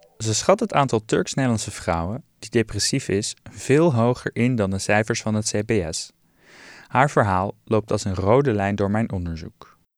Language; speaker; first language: Dutch; early bilingual, other home language; Turkish